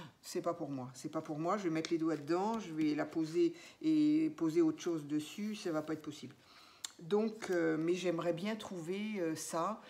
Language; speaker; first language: French; native; French